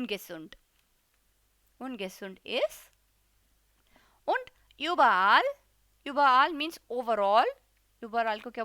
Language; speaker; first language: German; non-native, fluent; Hindi